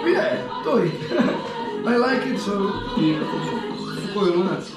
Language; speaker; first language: English; non-native, learner; Spanish